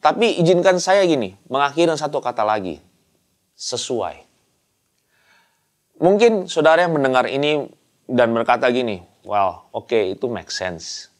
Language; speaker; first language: Indonesian; native; Indonesian